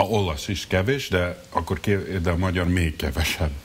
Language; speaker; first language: Hungarian; early bilingual, heritage; Hungarian